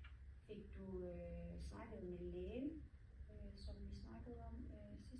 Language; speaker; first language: Danish; native; Danish